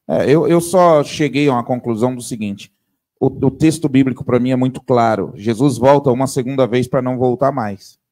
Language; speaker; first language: Portuguese; native; Portuguese